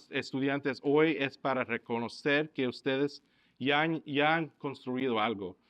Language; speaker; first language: Spanish; early bilingual, heritage; Spanish